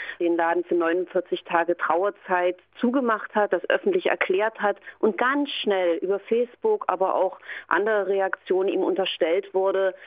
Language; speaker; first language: German; native; German